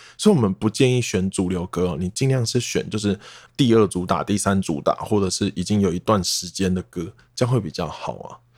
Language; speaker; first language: Chinese; non-native, local second language; Min Nan Chinese